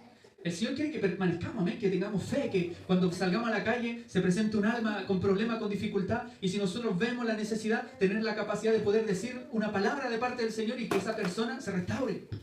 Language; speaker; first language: Spanish; native; Spanish